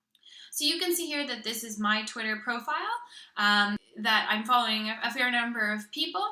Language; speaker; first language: English; native; English